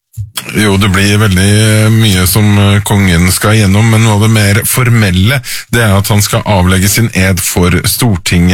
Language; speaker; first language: Norwegian; native; Norwegian